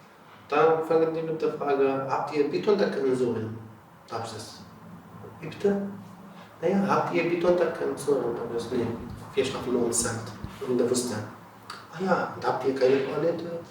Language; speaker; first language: German; non-native, learner; Arabic